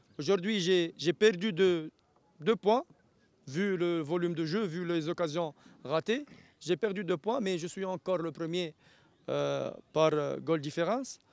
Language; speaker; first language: French; non-native, local second language; Arabic